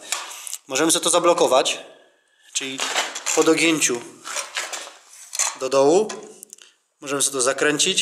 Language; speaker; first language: Polish; native; Polish